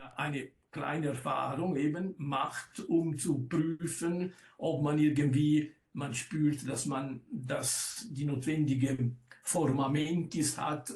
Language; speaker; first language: German; non-native, local second language; Italian